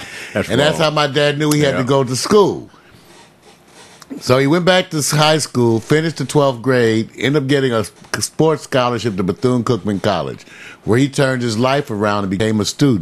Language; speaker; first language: English; native; English